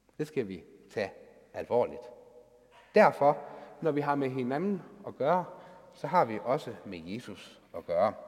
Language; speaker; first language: Danish; native; Danish